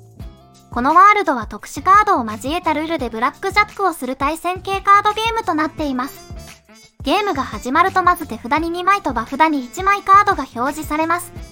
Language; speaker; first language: Japanese; native; Japanese